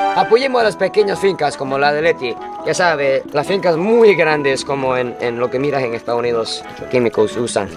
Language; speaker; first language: Spanish; non-native, fluent; Japanese